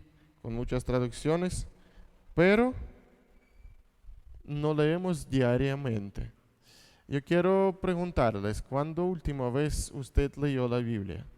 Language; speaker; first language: Spanish; non-native, fluent; Russian